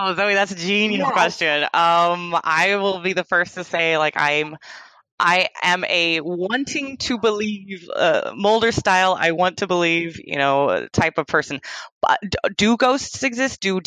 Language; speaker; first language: English; native; English